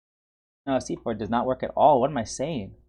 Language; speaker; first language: English; native; English